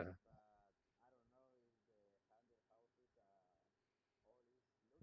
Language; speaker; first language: English; non-native, learner; Spanish